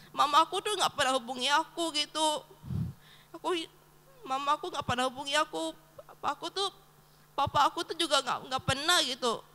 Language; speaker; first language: Indonesian; early bilingual, other home language; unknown